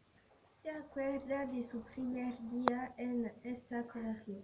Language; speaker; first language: Spanish; non-native, learner; French